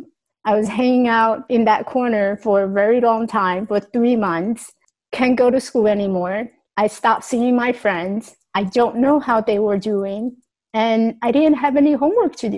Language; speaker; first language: English; non-native, fluent; Chinese